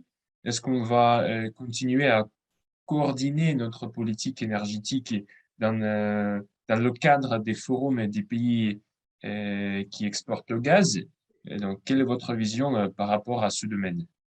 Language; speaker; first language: French; non-native, fluent; Russian